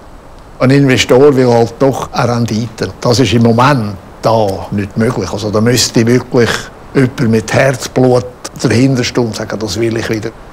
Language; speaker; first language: German; native; German